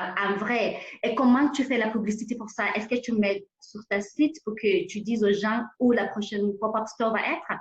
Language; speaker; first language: French; non-native, fluent; English